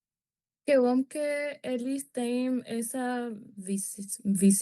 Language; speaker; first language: Portuguese; non-native, learner; Spanish